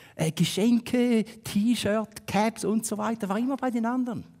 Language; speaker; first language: German; native; German